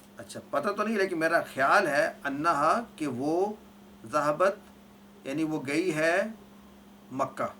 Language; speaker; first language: Urdu; native; Urdu